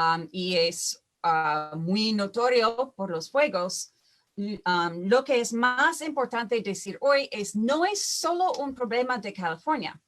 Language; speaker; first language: Spanish; non-native, fluent; English